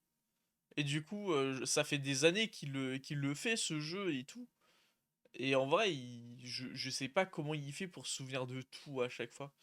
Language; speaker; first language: French; native; French